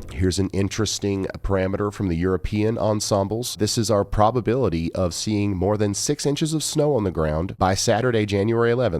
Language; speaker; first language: English; native; English